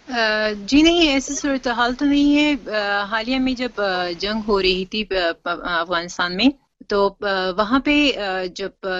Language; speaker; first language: Urdu; non-native, fluent; Pashto